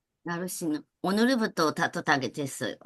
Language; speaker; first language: Korean; non-native, learner; Japanese